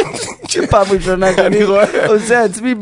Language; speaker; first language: Hebrew; native; Hebrew